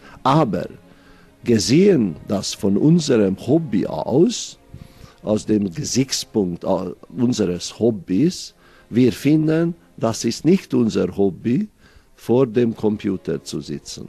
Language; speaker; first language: German; non-native, fluent; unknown